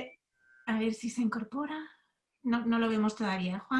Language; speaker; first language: Spanish; native; Spanish